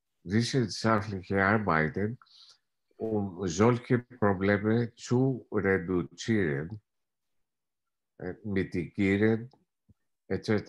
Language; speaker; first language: German; non-native, fluent; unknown